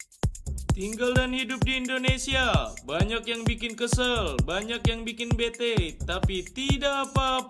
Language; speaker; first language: Indonesian; non-native, learner; Japanese